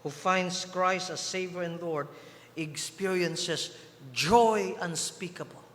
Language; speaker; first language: English; non-native, local second language; Filipino